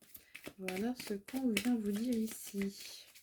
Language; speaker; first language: French; native; French